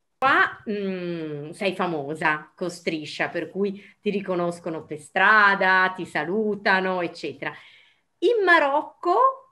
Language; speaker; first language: Italian; native; Italian